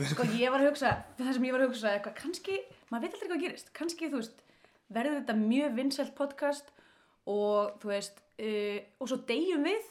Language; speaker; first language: Icelandic; native; Icelandic